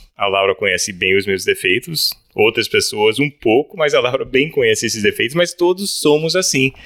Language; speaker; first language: Portuguese; early bilingual, other home language; English